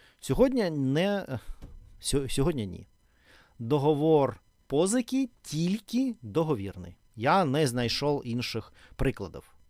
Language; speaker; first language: Ukrainian; non-native, learner; Russian